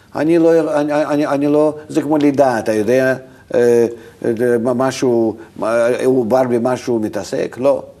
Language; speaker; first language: Hebrew; non-native, fluent; Russian